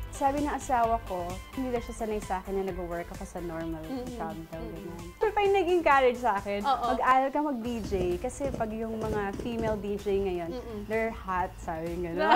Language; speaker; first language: Filipino; native; Filipino